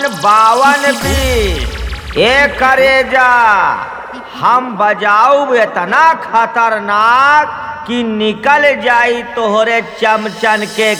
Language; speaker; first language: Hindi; non-native, local second language; Bhojpuri